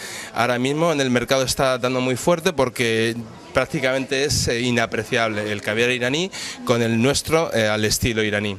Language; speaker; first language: Spanish; native; Spanish